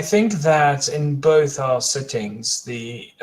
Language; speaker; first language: English; native; English